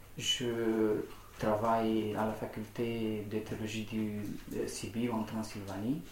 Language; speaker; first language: French; non-native, learner; Romanian